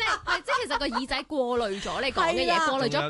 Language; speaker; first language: Cantonese; native; Cantonese